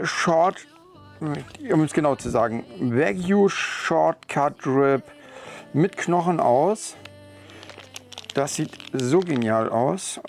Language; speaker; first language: German; native; German